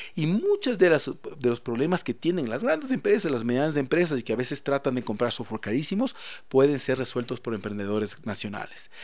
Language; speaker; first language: Spanish; native; Spanish